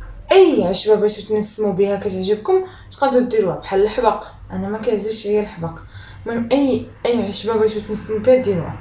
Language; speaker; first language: Arabic; native; Arabic